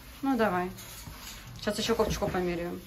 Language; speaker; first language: Russian; native; Russian